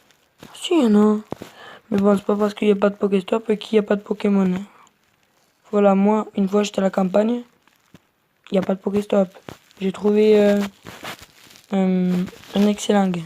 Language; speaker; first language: French; native; French